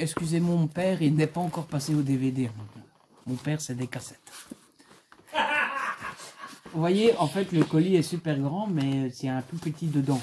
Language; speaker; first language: French; native; French